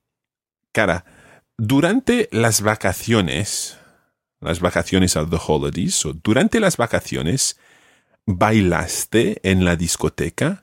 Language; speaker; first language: Spanish; non-native, fluent; English